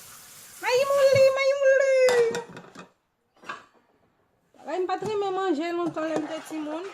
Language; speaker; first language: French; non-native, local second language; Haitian Creole